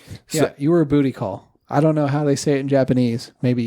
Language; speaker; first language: English; native; English